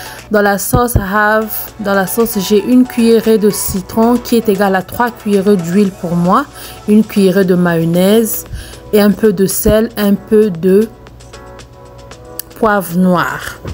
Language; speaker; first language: French; non-native, local second language; Lingala